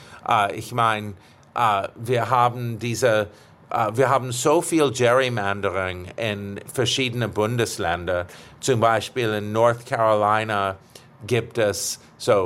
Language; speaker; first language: German; non-native, fluent; English